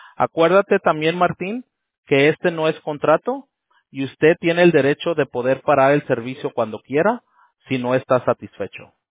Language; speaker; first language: Spanish; early bilingual, heritage; Spanish